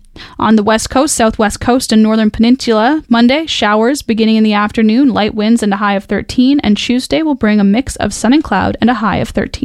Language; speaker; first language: English; native; English